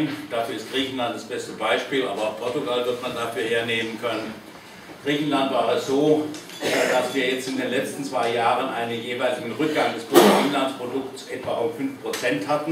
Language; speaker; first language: German; native; German